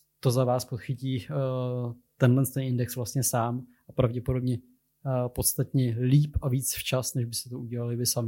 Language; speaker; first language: Czech; native; Czech